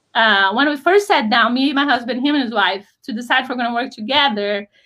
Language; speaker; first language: English; non-native, fluent; Portuguese